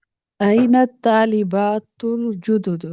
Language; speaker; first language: Arabic; non-native, learner; Urdu